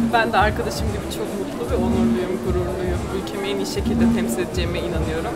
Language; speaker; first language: Turkish; native; Turkish